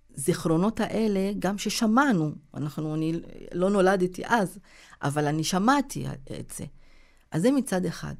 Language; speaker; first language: Hebrew; non-native, local second language; Arabic